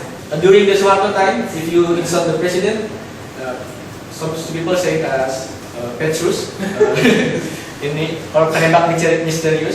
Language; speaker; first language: English; non-native, local second language; Indonesian